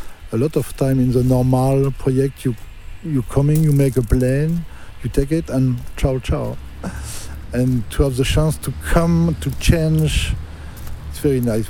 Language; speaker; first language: English; non-native, learner; French